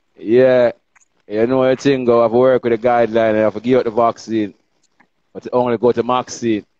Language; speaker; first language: English; non-native, local second language; Jamaican Creole English